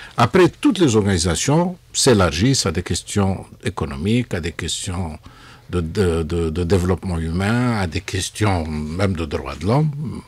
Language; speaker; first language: French; non-native, local second language; Arabic